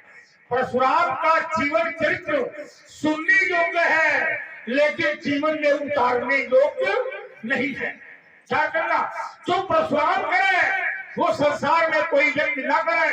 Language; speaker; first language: Hindi; native; Hindi